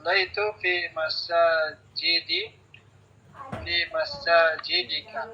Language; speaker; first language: Arabic; non-native, learner; Indonesian